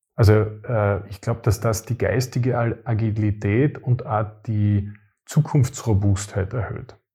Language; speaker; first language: German; native; German